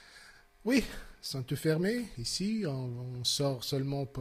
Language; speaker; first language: French; non-native, fluent; Portuguese